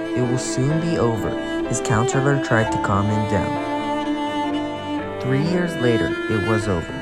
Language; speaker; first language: English; non-native, fluent; Chinese